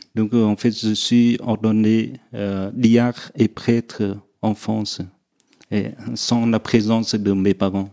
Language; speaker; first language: French; non-native, fluent; Vietnamese